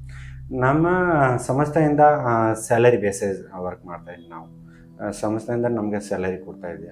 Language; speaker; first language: Kannada; non-native, local second language; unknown